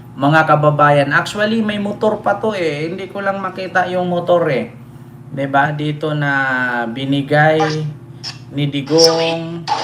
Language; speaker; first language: Filipino; non-native, local second language; Cebuano